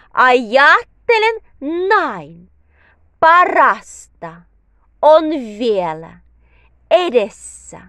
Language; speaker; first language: Finnish; non-native, learner; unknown